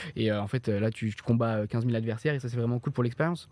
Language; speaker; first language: French; native; French